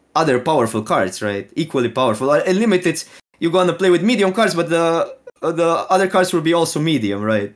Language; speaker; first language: English; non-native, fluent; Slovenian